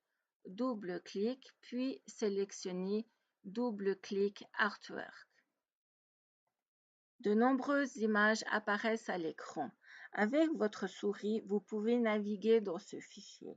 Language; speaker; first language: French; native; French